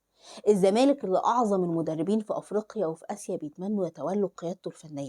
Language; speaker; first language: Arabic; native; Arabic